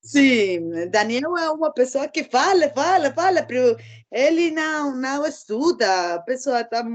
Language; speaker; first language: Portuguese; non-native, learner; Spanish